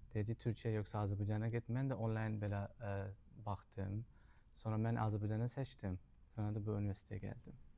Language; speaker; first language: Azerbaijani; non-native, learner; Urdu